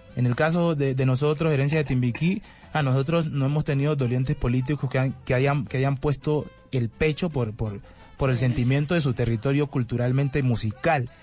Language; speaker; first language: Spanish; native; Spanish